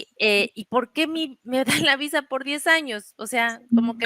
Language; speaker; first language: Spanish; native; Spanish